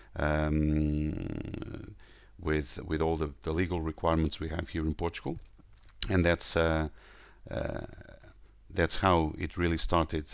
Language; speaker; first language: English; non-native, fluent; Portuguese